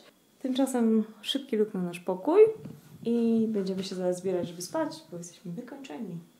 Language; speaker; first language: Polish; native; Polish